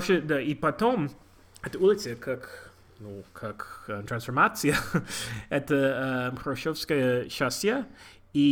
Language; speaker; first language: Russian; non-native, learner; English